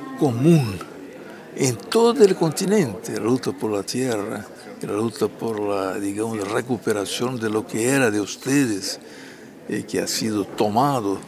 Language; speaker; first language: Spanish; non-native, fluent; Portuguese